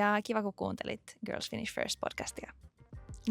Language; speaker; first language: Finnish; native; Finnish